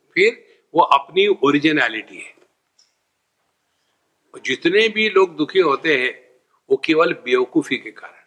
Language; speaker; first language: Hindi; non-native, local second language; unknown